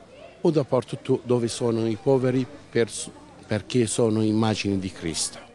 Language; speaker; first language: Italian; non-native, fluent; Arabic